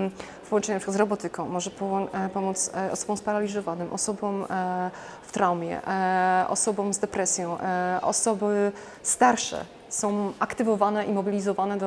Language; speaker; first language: Polish; native; Polish